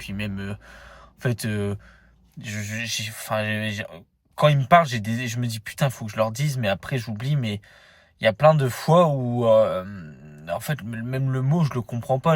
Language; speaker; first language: French; native; French